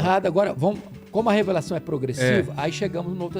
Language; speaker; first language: Portuguese; native; Portuguese